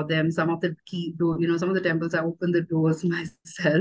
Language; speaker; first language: English; non-native, local second language; Tamil